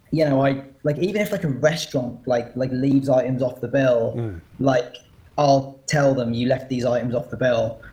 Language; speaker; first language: English; native; English